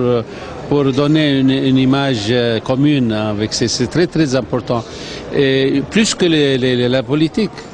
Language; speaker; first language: French; non-native, fluent; Arabic